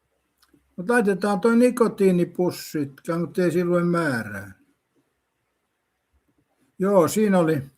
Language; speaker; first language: Finnish; native; Finnish